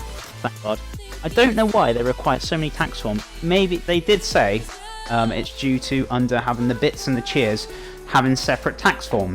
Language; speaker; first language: English; native; English